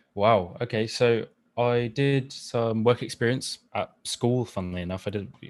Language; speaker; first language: English; native; English